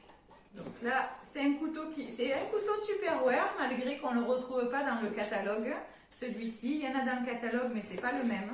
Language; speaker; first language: French; native; French